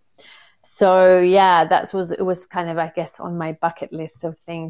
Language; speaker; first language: English; native; English